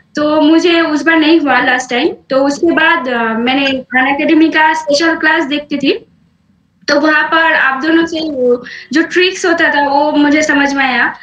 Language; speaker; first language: Hindi; non-native, local second language; Bangla